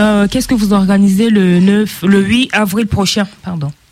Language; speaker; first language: French; non-native, local second language; Sango